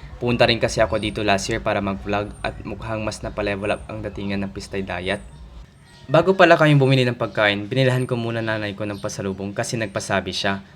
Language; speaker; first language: Filipino; non-native, local second language; Pangasinan